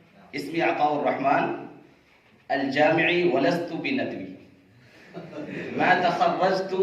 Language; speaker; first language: Arabic; non-native, fluent; Urdu